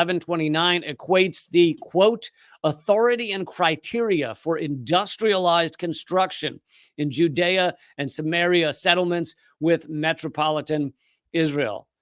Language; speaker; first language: English; native; English